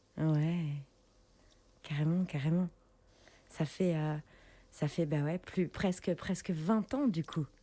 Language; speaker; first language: French; native; French